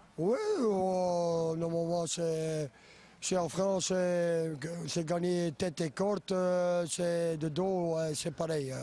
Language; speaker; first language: French; non-native, local second language; Dutch